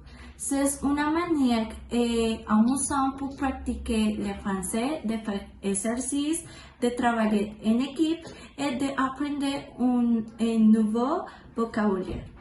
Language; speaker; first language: French; non-native, learner; Spanish